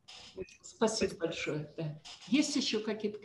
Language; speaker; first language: Russian; native; Russian